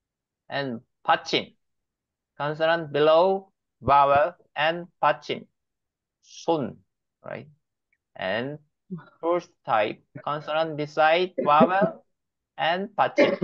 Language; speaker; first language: English; non-native, learner; Korean